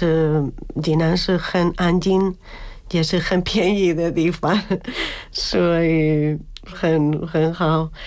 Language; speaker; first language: Chinese; non-native, fluent; Spanish